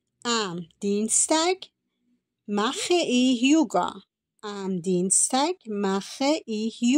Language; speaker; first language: German; non-native, fluent; Persian